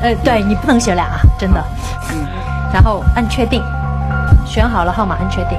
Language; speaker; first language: Chinese; native; Chinese